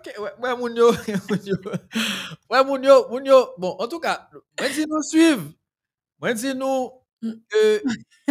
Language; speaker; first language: French; non-native, local second language; Haitian Creole